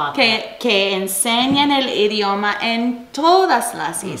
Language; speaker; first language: Spanish; non-native, fluent; English